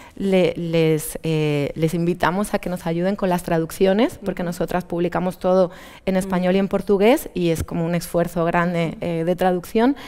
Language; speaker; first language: Spanish; native; Spanish